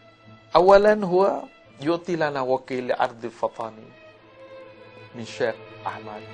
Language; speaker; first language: Arabic; non-native, learner; Malay